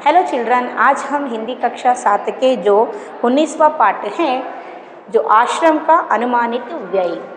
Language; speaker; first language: Hindi; non-native, local second language; Kannada